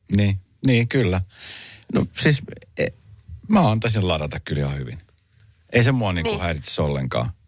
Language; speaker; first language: Finnish; native; Finnish